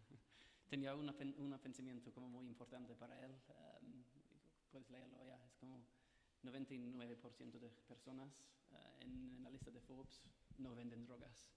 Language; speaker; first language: Spanish; non-native, fluent; English